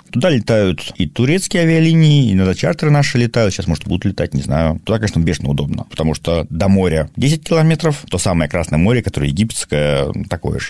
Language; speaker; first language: Russian; native; Russian